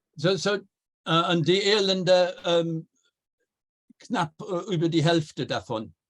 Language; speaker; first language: German; non-native, fluent; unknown